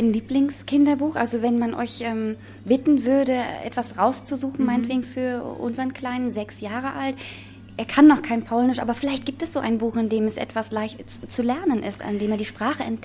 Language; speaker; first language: German; native; German